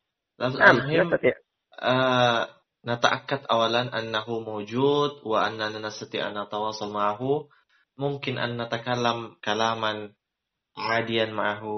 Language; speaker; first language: Arabic; non-native, fluent; Indonesian